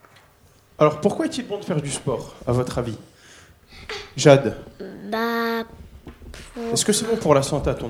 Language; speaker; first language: French; native; French